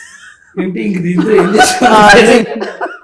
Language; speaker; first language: Telugu; native; Telugu